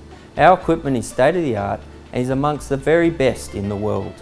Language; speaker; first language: English; native; English